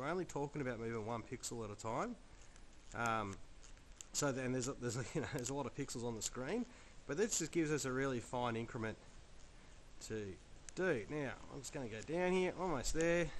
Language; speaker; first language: English; native; English